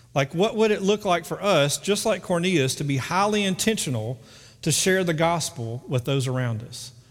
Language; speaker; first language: English; native; English